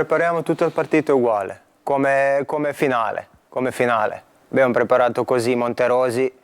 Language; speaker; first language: Italian; non-native, fluent; Croatian